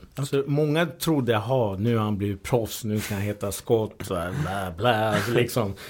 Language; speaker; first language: Swedish; early bilingual, other home language; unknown